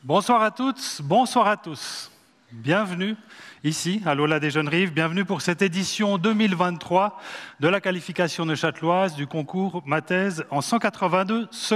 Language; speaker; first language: French; native; French